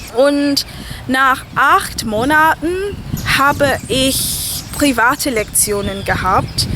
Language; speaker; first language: German; non-native, fluent; English